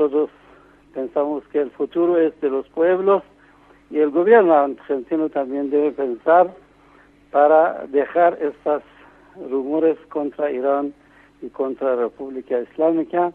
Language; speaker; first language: Spanish; non-native, fluent; Persian